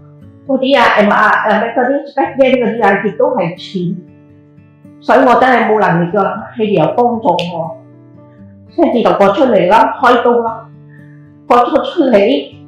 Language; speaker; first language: Cantonese; native; Cantonese